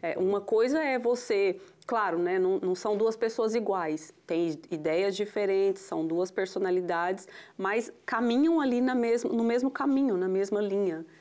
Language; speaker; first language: Portuguese; native; Portuguese